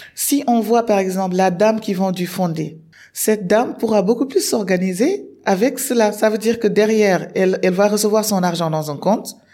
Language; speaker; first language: French; non-native, local second language; Wolof